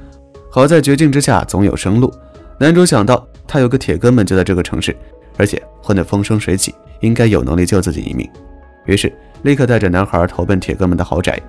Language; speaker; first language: Chinese; native; Chinese